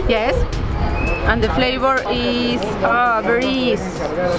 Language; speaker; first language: English; non-native, learner; Spanish